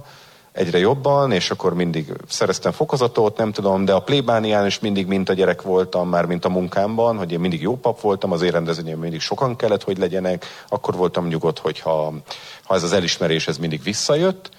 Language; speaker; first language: Hungarian; native; Hungarian